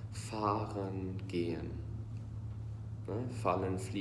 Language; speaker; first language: German; non-native, fluent; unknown